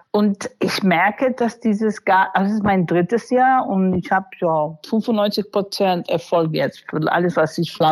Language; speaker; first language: German; non-native, fluent; English